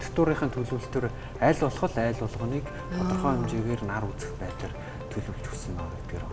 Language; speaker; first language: Mongolian; native; Mongolian